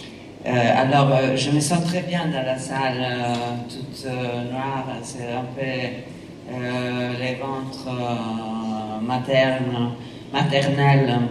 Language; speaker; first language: French; non-native, fluent; Italian